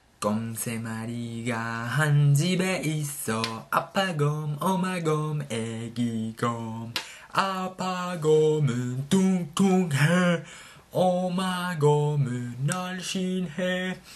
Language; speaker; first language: Korean; non-native, learner; French